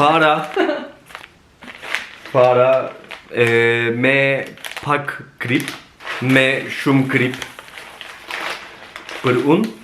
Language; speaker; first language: Albanian; non-native, learner; Turkish